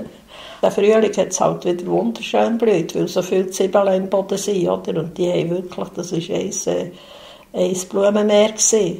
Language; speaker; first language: German; native; German